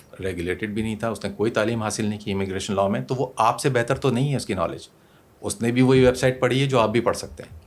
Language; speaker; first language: Urdu; native; Urdu